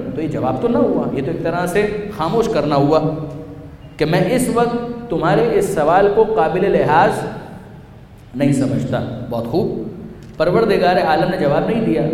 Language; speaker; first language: Urdu; non-native, local second language; Punjabi